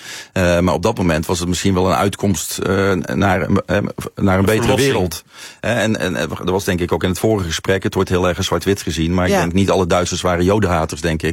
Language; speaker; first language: Dutch; native; Dutch